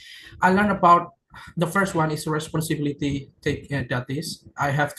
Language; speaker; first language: English; non-native, learner; Indonesian